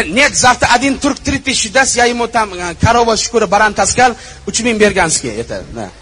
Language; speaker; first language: Russian; non-native, learner; Uzbek